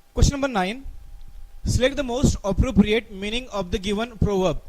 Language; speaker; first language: Hindi; non-native, local second language; Marathi